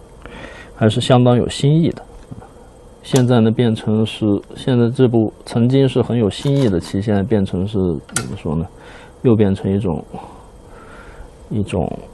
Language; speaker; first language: Chinese; native; Chinese